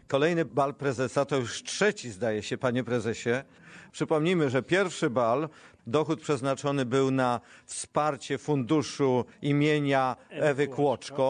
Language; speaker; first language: Polish; native; Polish